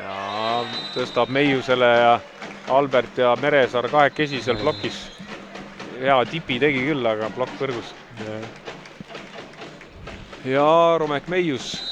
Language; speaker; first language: Estonian; native; Estonian